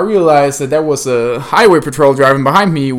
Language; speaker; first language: English; non-native, fluent; German